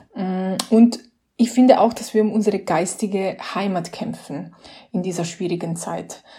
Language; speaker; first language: German; non-native, fluent; Slovenian